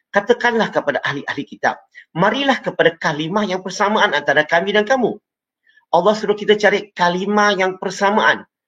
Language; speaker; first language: Malay; non-native, local second language; Chinese